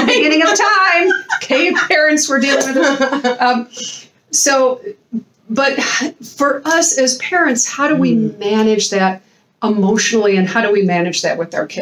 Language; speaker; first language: English; native; English